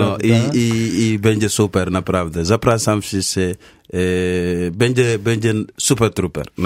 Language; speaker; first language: Polish; non-native, learner; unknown